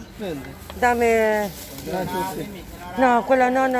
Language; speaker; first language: Italian; non-native, learner; Spanish